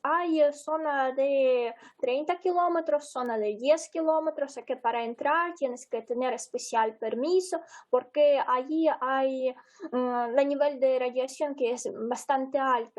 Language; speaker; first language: Spanish; non-native, fluent; Ukrainian